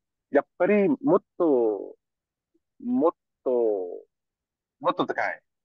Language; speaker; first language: Japanese; non-native, learner; English